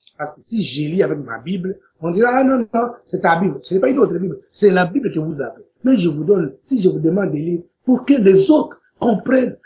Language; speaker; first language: French; non-native, local second language; Lingala